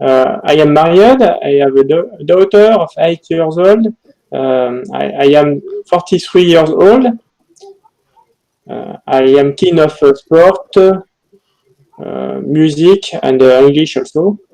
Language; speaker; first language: English; non-native, learner; French